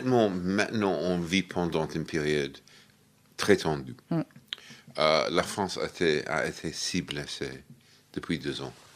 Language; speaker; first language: French; non-native, fluent; English